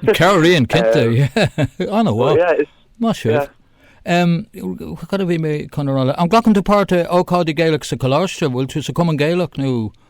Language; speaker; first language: Irish; non-native, local second language; English